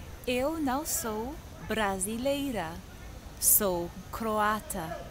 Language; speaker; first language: Portuguese; non-native, fluent; Croatian